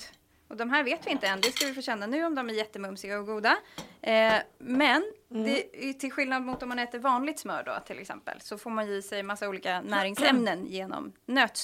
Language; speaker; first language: Swedish; native; Swedish